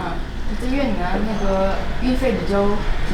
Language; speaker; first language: Chinese; non-native, fluent; Indonesian